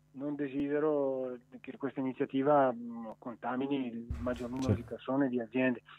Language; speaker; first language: Italian; native; Italian